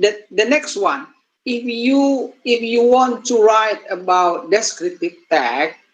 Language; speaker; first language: English; non-native, learner; Indonesian